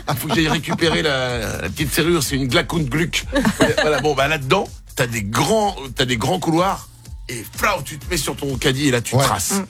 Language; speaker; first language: French; native; French